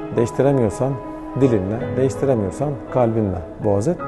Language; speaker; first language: Turkish; non-native, fluent; Arabic